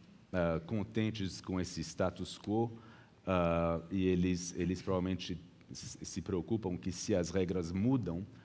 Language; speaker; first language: Portuguese; early bilingual, heritage; Portuguese